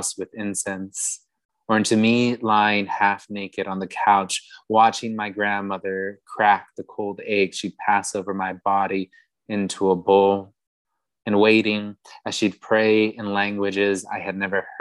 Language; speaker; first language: English; native; English